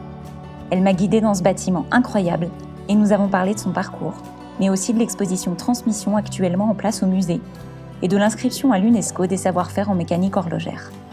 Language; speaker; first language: French; native; French